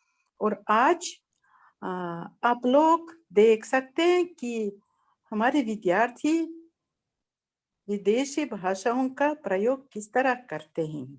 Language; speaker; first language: Hindi; non-native, fluent; Kazakh